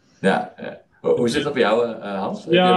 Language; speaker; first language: Dutch; native; Dutch